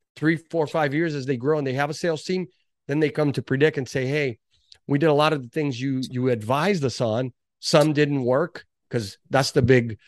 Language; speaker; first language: English; early bilingual, other home language; Portuguese